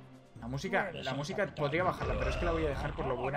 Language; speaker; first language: Spanish; native; Spanish